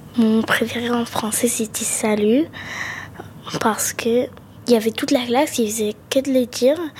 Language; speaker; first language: French; early bilingual, other home language; Arabic